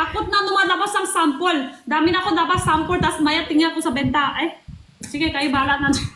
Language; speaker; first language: Filipino; non-native, local second language; Cebuano